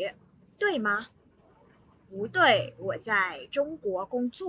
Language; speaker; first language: Chinese; non-native, fluent; Vietnamese